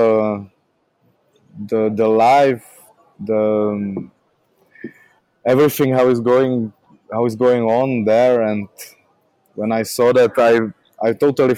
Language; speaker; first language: English; non-native, learner; Czech